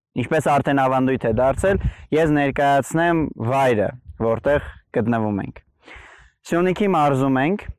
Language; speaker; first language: Armenian; native; Armenian